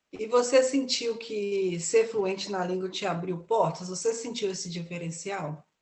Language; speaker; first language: Portuguese; native; Portuguese